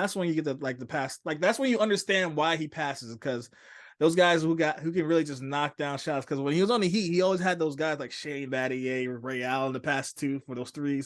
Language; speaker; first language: English; native; English